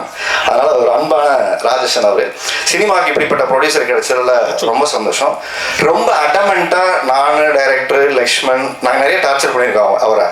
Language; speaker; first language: Tamil; native; Tamil